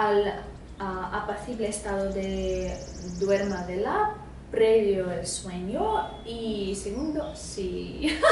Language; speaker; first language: Spanish; non-native, fluent; Russian